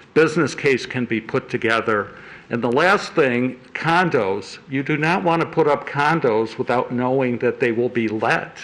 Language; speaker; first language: English; native; English